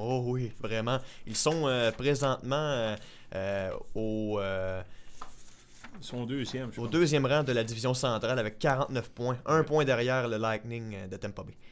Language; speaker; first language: French; native; French